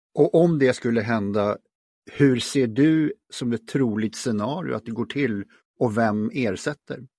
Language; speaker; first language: Swedish; native; Swedish